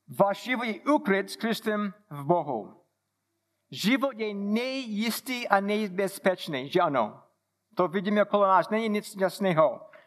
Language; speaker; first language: Czech; non-native, fluent; English